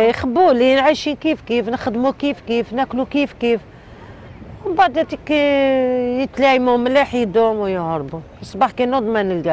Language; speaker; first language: Arabic; native; Arabic